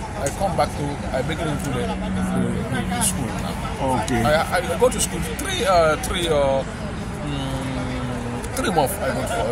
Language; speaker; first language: English; non-native, learner; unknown